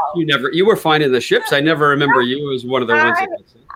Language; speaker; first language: English; native; English